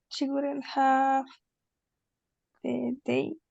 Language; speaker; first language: English; non-native, learner; Spanish